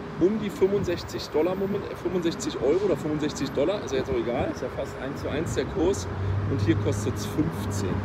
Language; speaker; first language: German; native; German